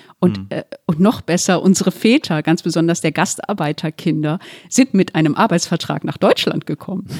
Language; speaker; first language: German; early bilingual, other home language; Turkish